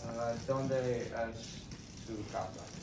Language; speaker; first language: Spanish; non-native, learner; English